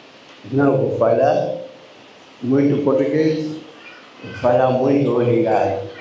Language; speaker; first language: Portuguese; non-native, learner; Lingala